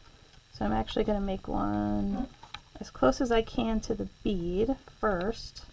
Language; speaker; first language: English; native; English